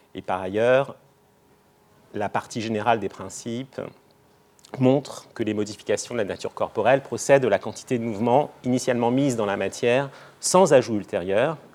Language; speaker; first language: French; native; French